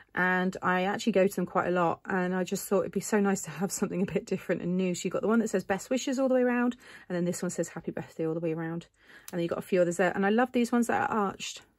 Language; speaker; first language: English; native; English